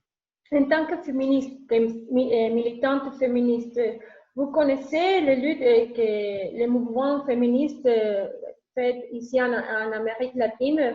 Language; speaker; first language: French; non-native, learner; Spanish